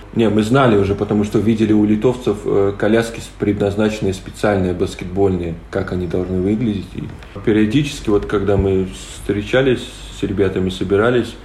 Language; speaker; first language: Russian; non-native, local second language; Polish